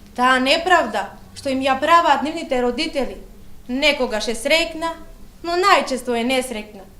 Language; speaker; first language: Macedonian; non-native, local second language; Romany